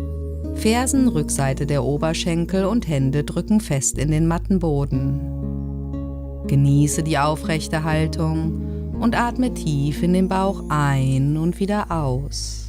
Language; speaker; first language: German; native; German